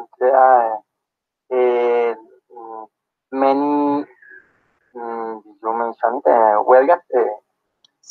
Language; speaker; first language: English; non-native, learner; Spanish